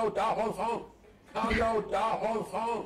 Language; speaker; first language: Chinese; non-native, learner; English